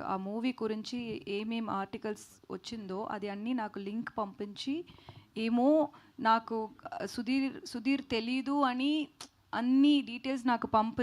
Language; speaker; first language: Telugu; non-native, learner; Tamil